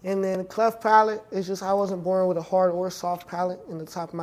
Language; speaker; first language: English; native; English